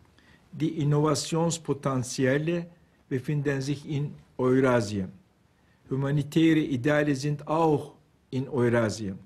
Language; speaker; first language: German; non-native, fluent; Turkish